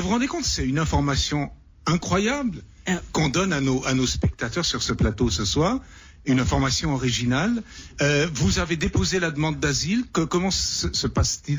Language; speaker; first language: French; native; French